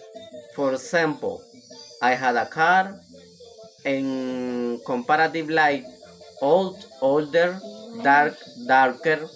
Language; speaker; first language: English; non-native, learner; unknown